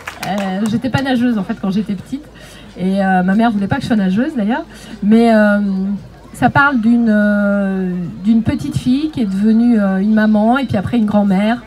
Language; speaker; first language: French; early bilingual, other home language; Romanian